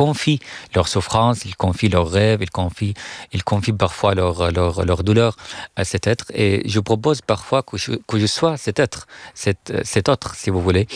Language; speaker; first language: French; non-native, fluent; Arabic